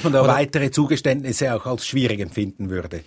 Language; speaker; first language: German; native; German